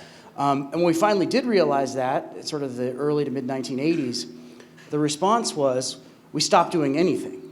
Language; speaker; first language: English; native; English